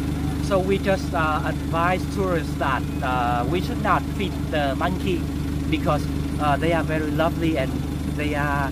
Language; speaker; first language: English; non-native, local second language; Vietnamese